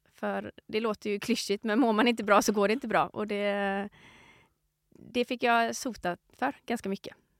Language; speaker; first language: Swedish; native; Swedish